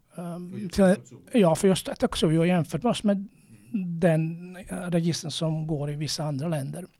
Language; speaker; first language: Swedish; non-native, fluent; Croatian